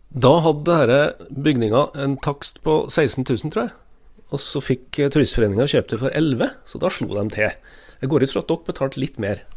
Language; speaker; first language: Norwegian; native; Norwegian